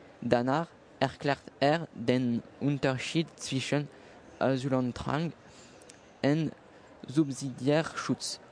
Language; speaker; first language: German; non-native, learner; French